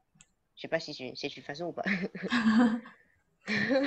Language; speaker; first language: French; non-native, learner; Chinese